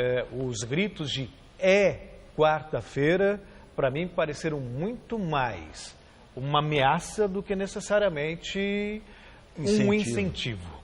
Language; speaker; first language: Portuguese; native; Portuguese